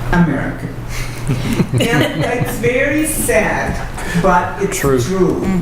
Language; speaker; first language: English; non-native, fluent; Russian